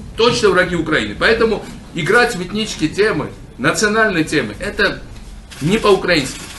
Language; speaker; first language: Russian; non-native, local second language; Georgian